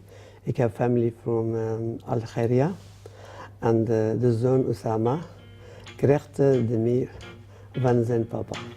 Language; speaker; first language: Dutch; non-native, learner; Arabic